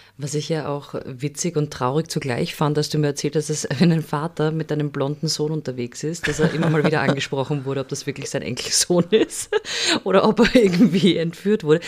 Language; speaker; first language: German; native; German